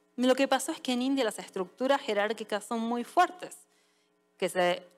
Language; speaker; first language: Spanish; native; Spanish